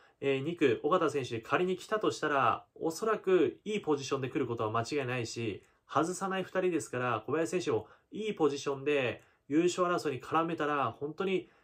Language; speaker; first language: Japanese; native; Japanese